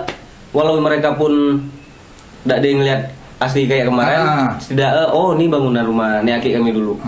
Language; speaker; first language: Malay; native; Malay